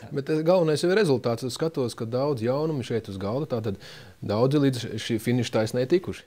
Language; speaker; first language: Latvian; native; Latvian